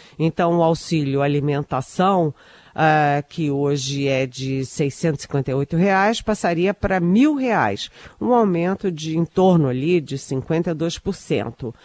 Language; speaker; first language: Portuguese; native; Portuguese